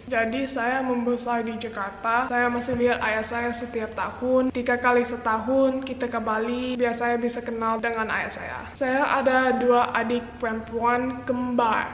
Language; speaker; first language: Indonesian; non-native, local second language; English